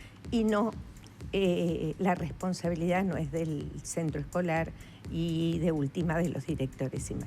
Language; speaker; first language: Spanish; native; Spanish